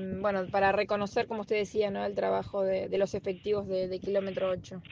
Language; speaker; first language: Spanish; native; Spanish